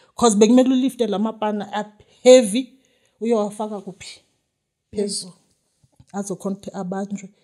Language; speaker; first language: Zulu; native; Zulu